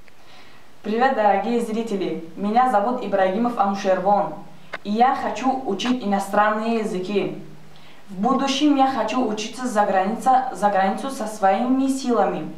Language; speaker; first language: Russian; non-native, learner; Tajik